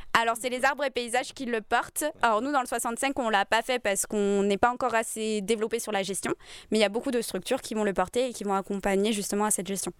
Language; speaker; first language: French; native; French